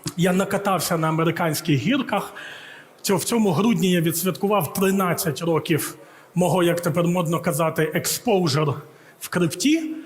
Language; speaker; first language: Ukrainian; early bilingual, heritage; Ukrainian